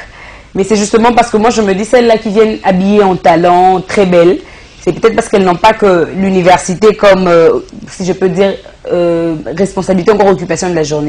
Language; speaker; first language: French; non-native, local second language; Lingala